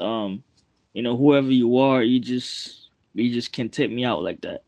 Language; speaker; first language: English; non-native, fluent; French